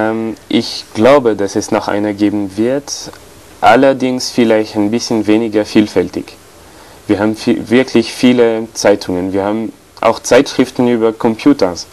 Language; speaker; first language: German; non-native, fluent; French